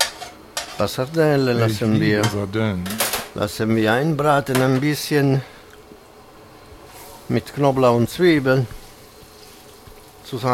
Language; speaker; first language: German; non-native, fluent; Italian